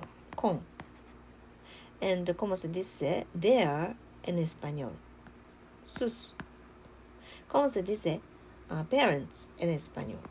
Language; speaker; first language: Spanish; non-native, learner; Japanese